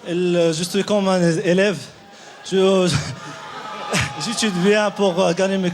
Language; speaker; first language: French; non-native, local second language; Arabic